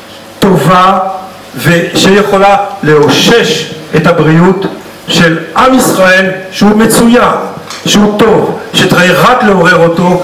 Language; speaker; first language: Hebrew; non-native, fluent; French